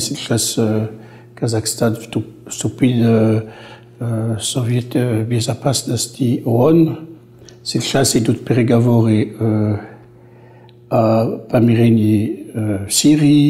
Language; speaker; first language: Russian; non-native, fluent; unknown